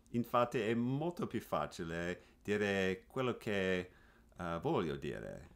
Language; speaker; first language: Italian; non-native, learner; English